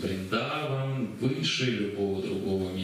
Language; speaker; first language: Russian; native; Russian